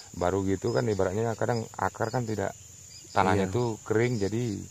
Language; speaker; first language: Indonesian; native; Indonesian